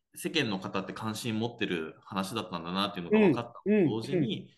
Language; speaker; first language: Japanese; native; Japanese